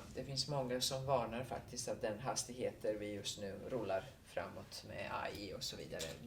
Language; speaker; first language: Swedish; non-native, fluent; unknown